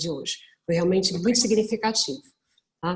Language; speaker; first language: Portuguese; native; Portuguese